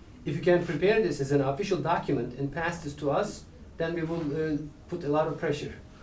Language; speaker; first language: English; non-native, fluent; Turkish